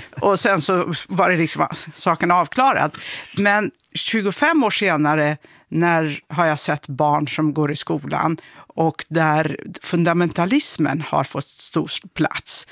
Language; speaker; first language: Swedish; non-native, fluent; Kurdish